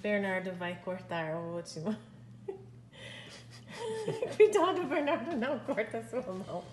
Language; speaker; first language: Portuguese; non-native, learner; English